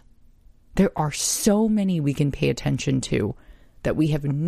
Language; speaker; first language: English; native; English